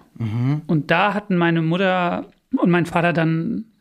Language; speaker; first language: German; early bilingual, other home language; English